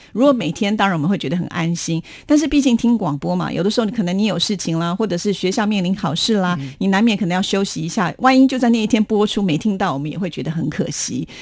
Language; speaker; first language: Chinese; native; Chinese